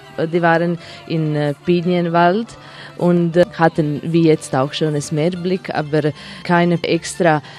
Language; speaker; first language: German; non-native, fluent; Croatian